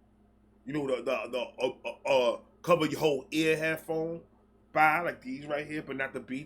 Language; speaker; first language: English; native; English